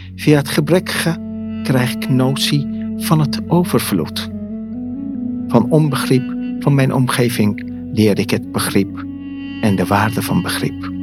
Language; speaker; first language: Dutch; non-native, fluent; Persian